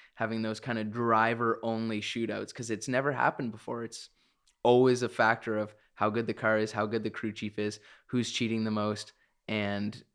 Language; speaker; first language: English; native; English